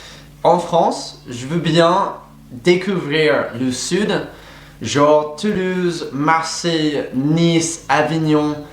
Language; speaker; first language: French; non-native, fluent; English